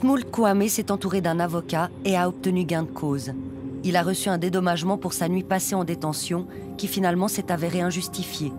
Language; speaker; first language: French; native; French